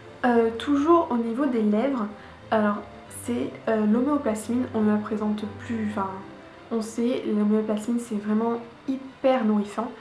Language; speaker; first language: French; native; French